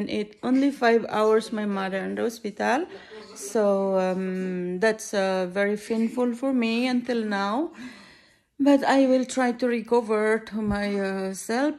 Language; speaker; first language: English; non-native, learner; Filipino